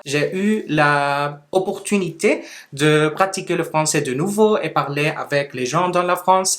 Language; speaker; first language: French; non-native, local second language; Spanish